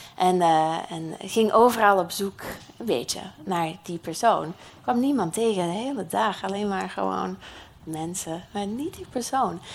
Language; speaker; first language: Dutch; non-native, fluent; English